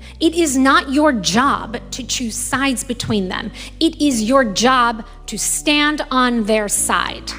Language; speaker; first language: English; early bilingual, other home language; Persian